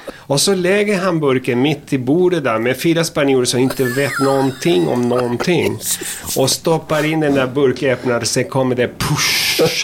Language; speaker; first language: Swedish; non-native, fluent; Spanish